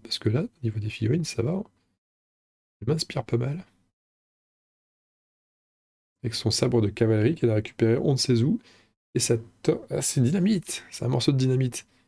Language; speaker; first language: French; native; French